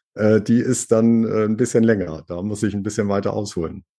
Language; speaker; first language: German; native; German